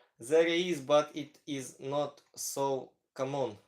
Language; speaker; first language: English; non-native, learner; Ukrainian